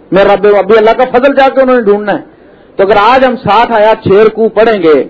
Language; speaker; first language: Urdu; non-native, local second language; Punjabi